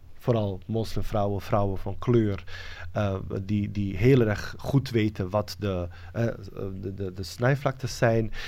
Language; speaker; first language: Dutch; non-native, fluent; Bosnian